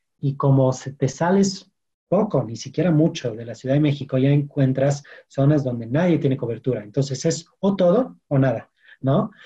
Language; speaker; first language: Spanish; non-native, fluent; French